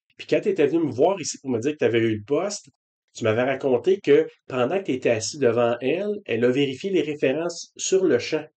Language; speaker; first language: French; native; French